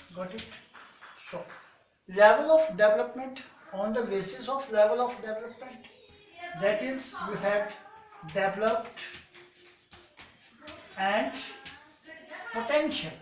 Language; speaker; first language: English; non-native, local second language; Hindi